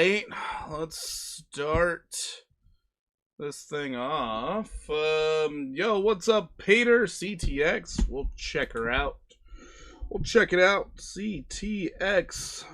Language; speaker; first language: English; native; English